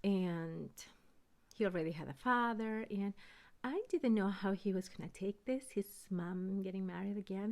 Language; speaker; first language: English; early bilingual, other home language; Spanish